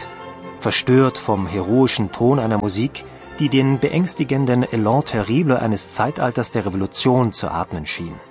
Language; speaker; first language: German; native; German